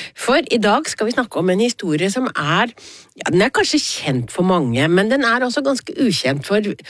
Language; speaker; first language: Norwegian; native; Norwegian